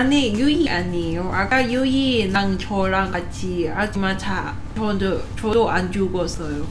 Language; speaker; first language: Korean; non-native, learner; Cantonese